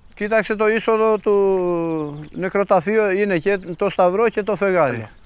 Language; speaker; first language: Greek; non-native, fluent; Albanian